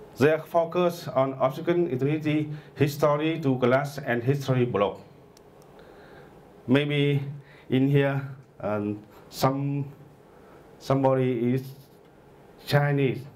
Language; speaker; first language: English; non-native, learner; Vietnamese